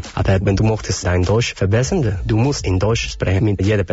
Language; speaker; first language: German; non-native, learner; Spanish